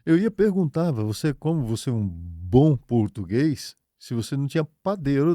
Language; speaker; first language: Portuguese; native; Portuguese